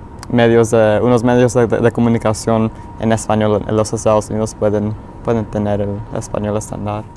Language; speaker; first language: Spanish; early bilingual, heritage; English